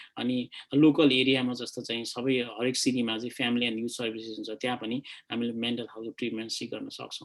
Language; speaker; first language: Nepali; native; Nepali